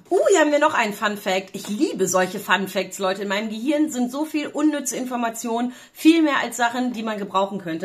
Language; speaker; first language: German; native; German